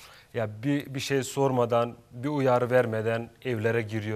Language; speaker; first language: Turkish; non-native, fluent; Kashmiri